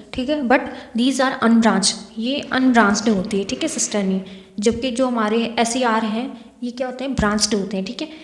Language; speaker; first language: Hindi; native; Hindi